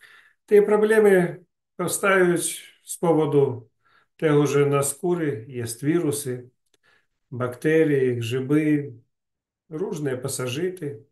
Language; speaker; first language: Polish; non-native, learner; Ukrainian